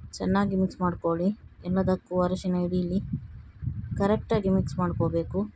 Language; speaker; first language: Kannada; non-native, local second language; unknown